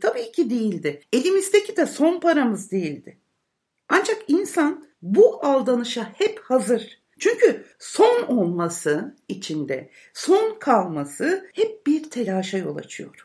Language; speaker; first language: Turkish; native; Turkish